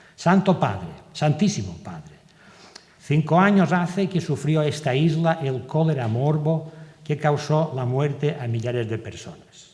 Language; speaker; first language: Spanish; non-native, local second language; Catalan